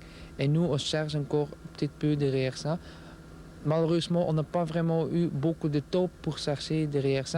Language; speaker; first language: French; non-native, local second language; Dutch